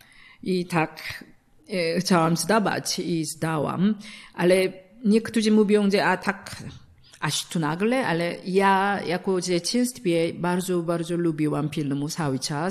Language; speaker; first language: Polish; non-native, learner; Korean